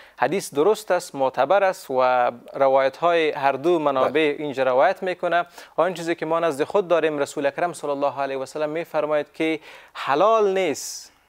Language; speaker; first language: Persian; native; Persian